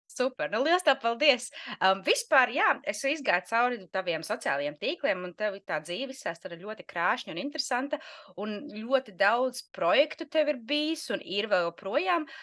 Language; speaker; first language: Latvian; native; Latvian